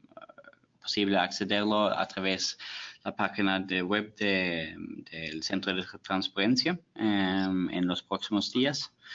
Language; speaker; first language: Spanish; non-native, fluent; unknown